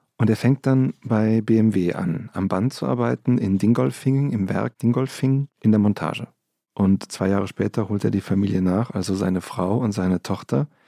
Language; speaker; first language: German; native; German